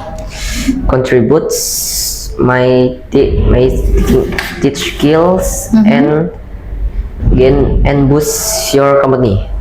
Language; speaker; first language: English; non-native, learner; Indonesian